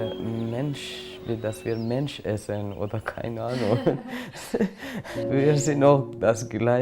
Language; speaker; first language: German; non-native, learner; Persian